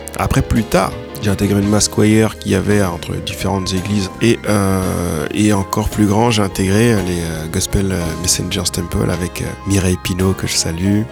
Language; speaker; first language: French; native; French